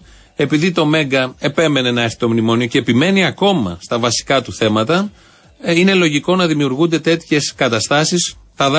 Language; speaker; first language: Greek; native; Greek